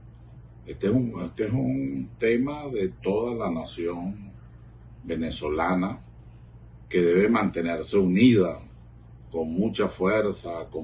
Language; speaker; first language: Spanish; native; Spanish